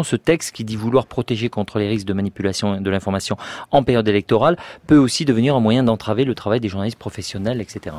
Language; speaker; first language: French; native; French